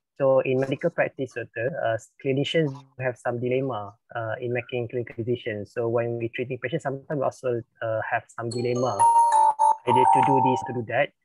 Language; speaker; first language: English; non-native, local second language; Malay